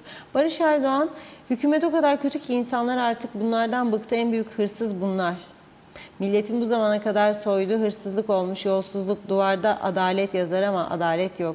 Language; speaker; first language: Turkish; native; Turkish